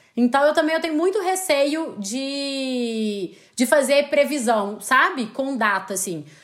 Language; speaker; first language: Portuguese; native; Portuguese